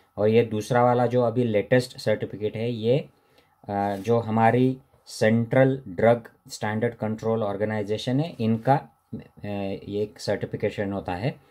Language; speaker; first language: Hindi; non-native, local second language; Marathi